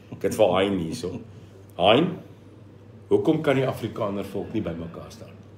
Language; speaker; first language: Afrikaans; non-native, local second language; English